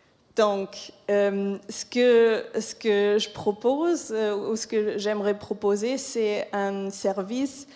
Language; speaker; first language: French; non-native, fluent; German